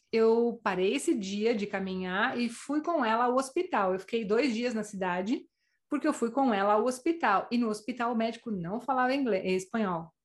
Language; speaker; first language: Portuguese; native; Portuguese